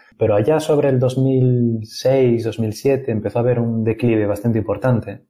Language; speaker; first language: Spanish; native; Spanish